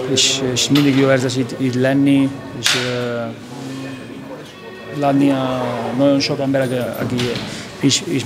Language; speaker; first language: Hungarian; non-native, local second language; Spanish